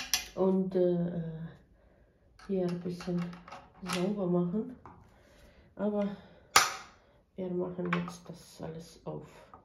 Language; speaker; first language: German; non-native, fluent; Bosnian